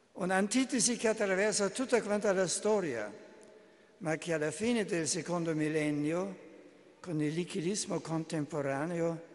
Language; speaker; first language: Italian; non-native, fluent; German